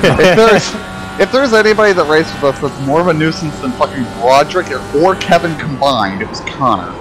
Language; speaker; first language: English; native; English